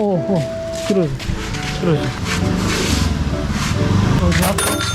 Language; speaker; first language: Korean; native; Korean